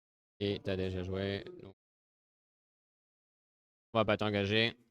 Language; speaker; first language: French; native; French